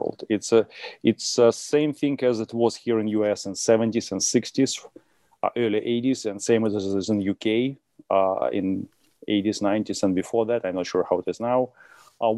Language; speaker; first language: English; non-native, fluent; Russian